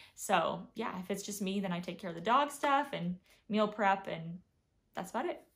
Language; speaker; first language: English; native; English